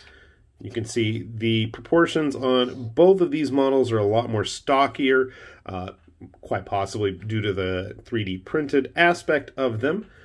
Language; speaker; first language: English; native; English